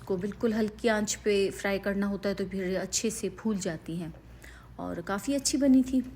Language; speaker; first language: Urdu; native; Urdu